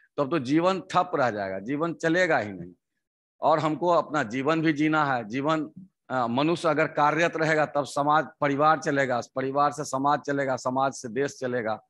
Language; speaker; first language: Hindi; native; Hindi